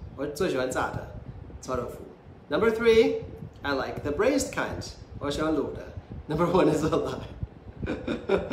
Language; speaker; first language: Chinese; non-native, fluent; English